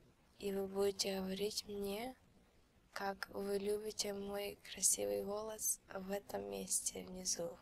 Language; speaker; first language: Russian; early bilingual, heritage; Russian